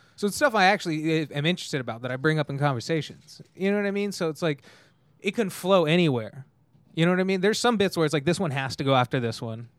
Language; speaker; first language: English; native; English